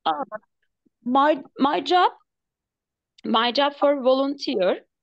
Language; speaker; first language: English; non-native, learner; Turkish